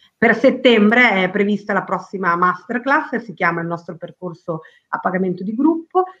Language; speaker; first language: Italian; early bilingual, other home language; Spanish